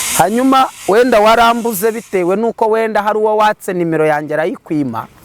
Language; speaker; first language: Kinyarwanda; native; Kinyarwanda